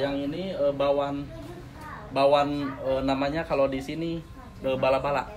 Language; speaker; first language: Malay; non-native, local second language; Minangkabau